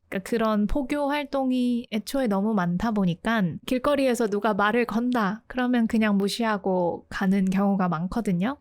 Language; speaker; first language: Korean; native; Korean